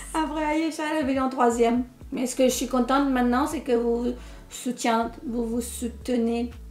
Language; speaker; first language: French; non-native, local second language; Morisyen